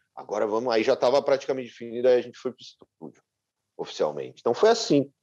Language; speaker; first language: Portuguese; native; Portuguese